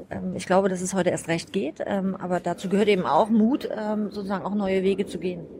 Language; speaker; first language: German; native; German